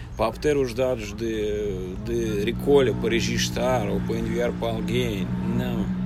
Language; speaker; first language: Portuguese; non-native, fluent; Russian